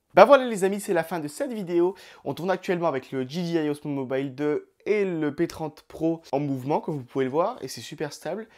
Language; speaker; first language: French; native; French